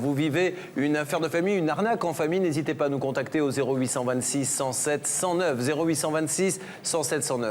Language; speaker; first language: French; native; French